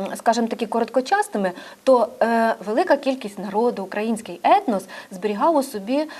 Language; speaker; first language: Ukrainian; native; Ukrainian